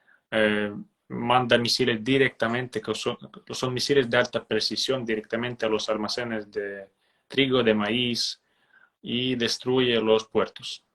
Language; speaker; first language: Spanish; non-native, fluent; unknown